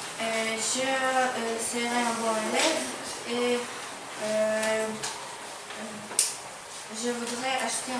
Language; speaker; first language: French; non-native, learner; Ukrainian